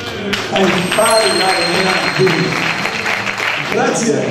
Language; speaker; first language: German; non-native, fluent; Italian